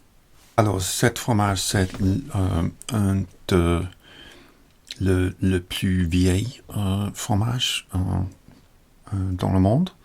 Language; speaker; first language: French; non-native, learner; English